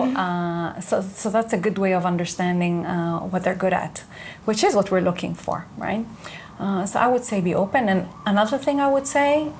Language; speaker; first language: English; non-native, fluent; Hebrew